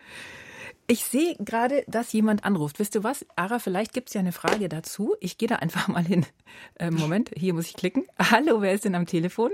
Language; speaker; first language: German; native; German